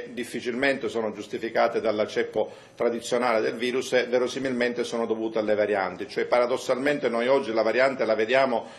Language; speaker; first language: Italian; native; Italian